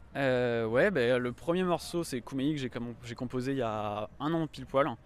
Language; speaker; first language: French; native; French